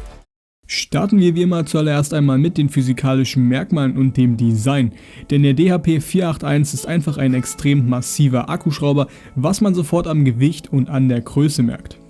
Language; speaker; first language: German; native; German